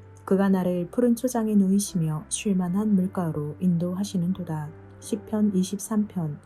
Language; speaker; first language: Korean; native; Korean